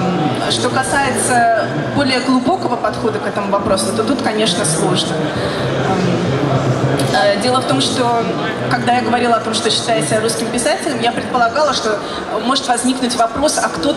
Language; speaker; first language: Russian; native; Russian